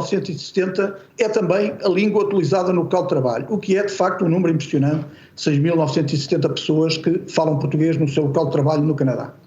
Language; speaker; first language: Portuguese; native; Portuguese